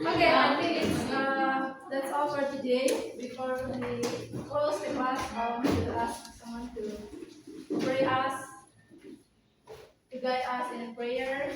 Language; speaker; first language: English; non-native, learner; Indonesian